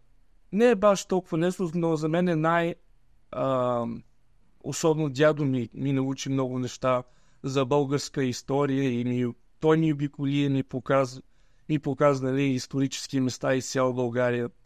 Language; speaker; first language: Bulgarian; early bilingual, heritage; Bulgarian